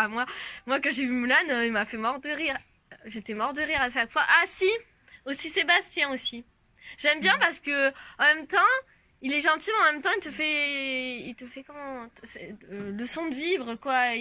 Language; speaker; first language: French; native; French